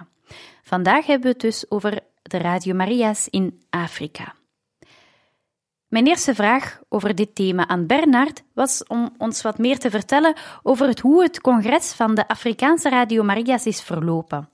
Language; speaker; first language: Dutch; native; Dutch